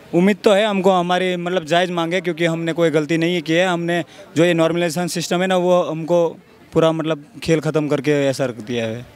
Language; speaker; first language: Hindi; non-native, local second language; Gujarati